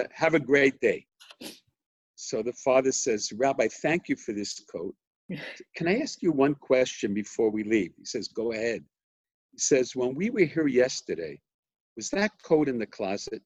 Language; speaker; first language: English; native; English